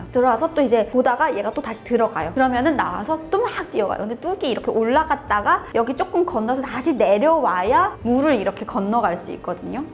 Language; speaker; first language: Korean; native; Korean